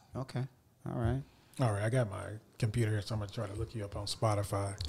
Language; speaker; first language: English; native; English